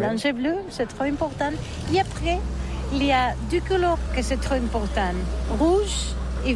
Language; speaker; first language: French; non-native, learner; Catalan